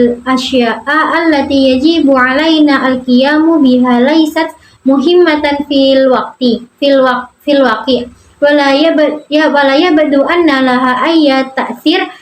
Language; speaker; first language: Arabic; non-native, learner; Indonesian